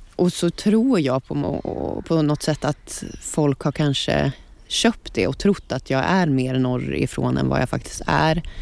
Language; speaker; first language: Swedish; native; Swedish